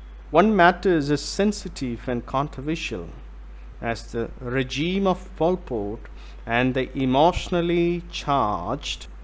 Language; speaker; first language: English; non-native, local second language; Malayalam